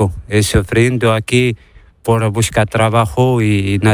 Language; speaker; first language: Spanish; non-native, learner; Arabic